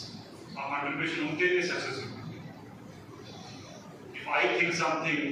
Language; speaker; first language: English; non-native, local second language; Telugu